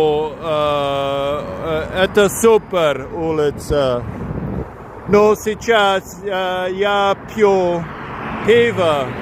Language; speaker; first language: Russian; non-native, learner; English